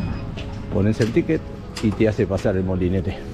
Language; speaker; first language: Spanish; native; Spanish